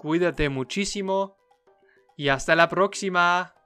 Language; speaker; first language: Spanish; non-native, fluent; German